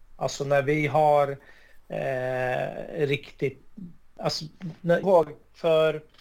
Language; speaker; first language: Swedish; early bilingual, other home language; Arabic